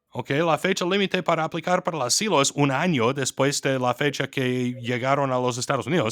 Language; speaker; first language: Spanish; non-native, fluent; English